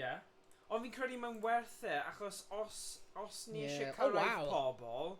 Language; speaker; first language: Welsh; native; Welsh